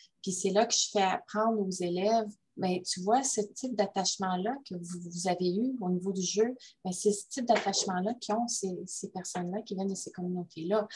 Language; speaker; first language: French; native; French